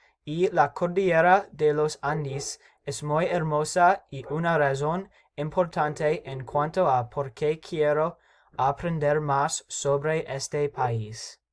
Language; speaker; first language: Spanish; non-native, learner; English